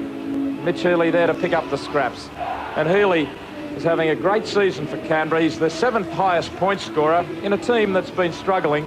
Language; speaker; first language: English; native; English